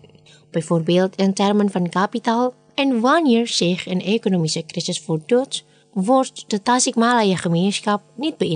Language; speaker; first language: Dutch; non-native, fluent; Indonesian